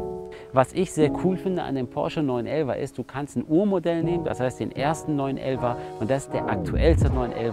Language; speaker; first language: German; native; German